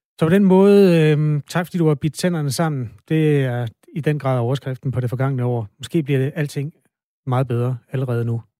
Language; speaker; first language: Danish; native; Danish